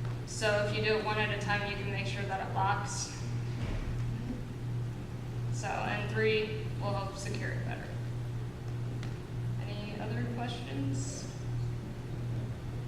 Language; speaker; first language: English; native; English